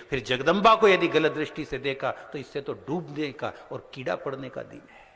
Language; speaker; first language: Hindi; native; Hindi